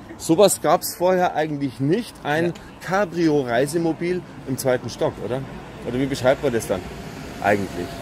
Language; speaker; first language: German; native; German